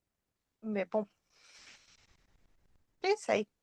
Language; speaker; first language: French; non-native, fluent; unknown